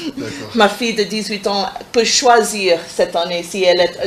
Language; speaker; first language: French; non-native, learner; English